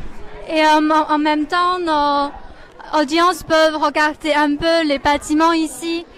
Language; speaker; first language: French; non-native, fluent; Chinese